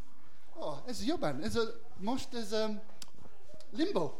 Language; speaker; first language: Hungarian; non-native, learner; English